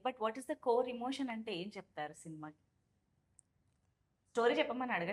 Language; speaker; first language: Telugu; native; Telugu